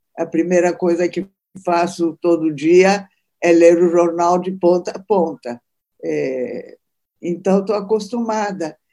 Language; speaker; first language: Portuguese; early bilingual, other home language; Italian